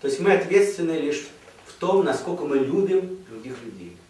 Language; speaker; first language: Russian; native; Russian